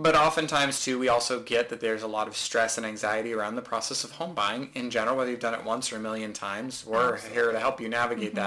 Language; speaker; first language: English; native; English